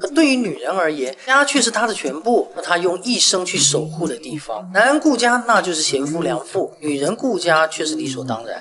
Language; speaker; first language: Chinese; native; Chinese